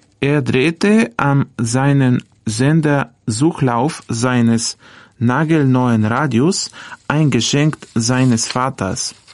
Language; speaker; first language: German; non-native, fluent; Bulgarian